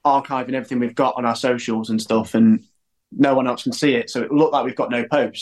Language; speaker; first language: English; native; English